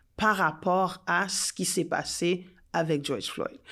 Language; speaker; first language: French; native; French